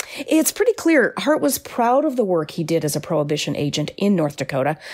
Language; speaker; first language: English; native; English